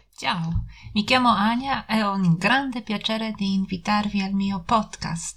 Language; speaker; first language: Italian; non-native, fluent; Polish